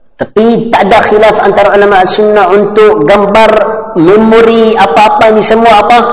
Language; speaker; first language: Malay; non-native, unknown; Arabic